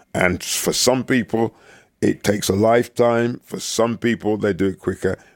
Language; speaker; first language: English; native; English